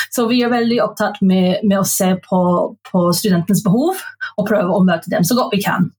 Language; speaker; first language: Norwegian; non-native, fluent; English